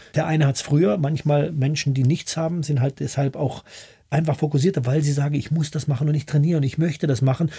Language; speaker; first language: German; native; German